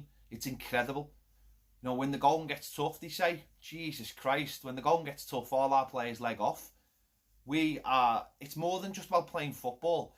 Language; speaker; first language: English; native; English